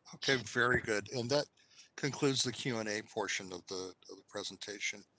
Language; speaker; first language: English; native; English